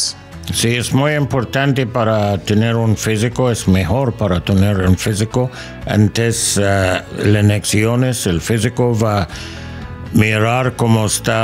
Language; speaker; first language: Spanish; non-native, learner; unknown